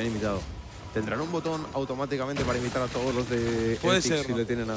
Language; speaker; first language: Spanish; native; Spanish